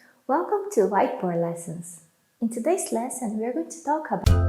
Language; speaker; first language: English; non-native, fluent; Portuguese